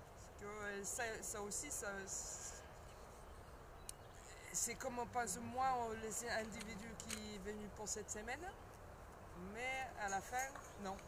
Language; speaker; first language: French; non-native, fluent; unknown